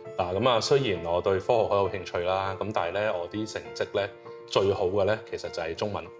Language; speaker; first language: Cantonese; native; Cantonese